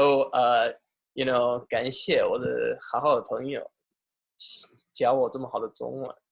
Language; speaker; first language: Chinese; non-native, fluent; English